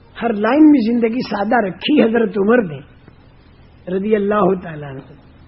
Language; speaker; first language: Urdu; non-native, local second language; Gujarati